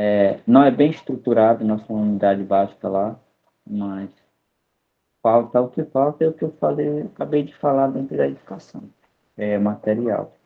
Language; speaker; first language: Portuguese; non-native, local second language; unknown